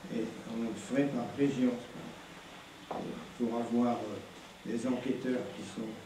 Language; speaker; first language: French; native; French